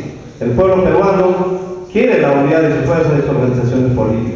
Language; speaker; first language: Spanish; native; Spanish